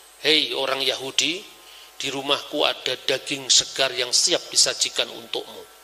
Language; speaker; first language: Indonesian; non-native, local second language; Javanese